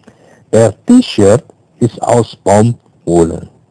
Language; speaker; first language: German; non-native, fluent; Indonesian